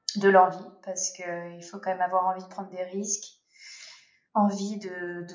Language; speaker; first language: French; native; French